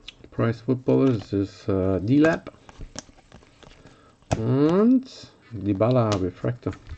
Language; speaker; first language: German; native; German